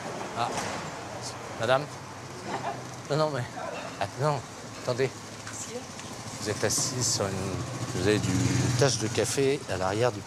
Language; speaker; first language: French; native; French